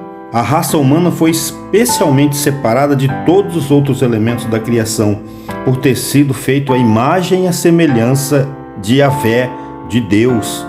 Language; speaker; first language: Portuguese; native; Portuguese